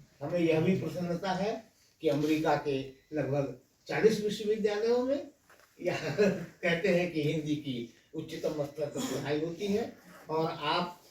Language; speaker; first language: Hindi; native; Hindi